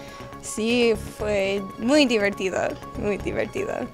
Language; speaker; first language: Spanish; non-native, learner; English